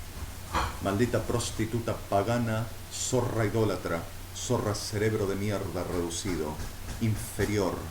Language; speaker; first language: Spanish; native; Spanish